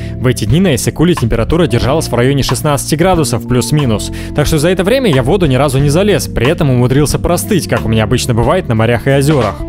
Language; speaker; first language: Russian; native; Russian